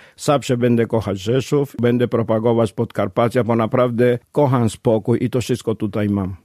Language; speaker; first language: Polish; non-native, fluent; Spanish